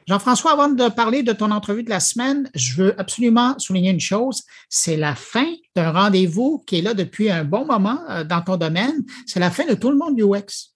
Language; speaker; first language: French; native; French